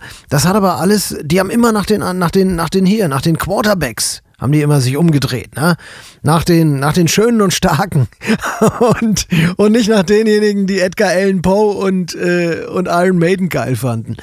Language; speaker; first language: German; native; German